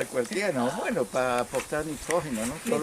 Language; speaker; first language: Spanish; native; Spanish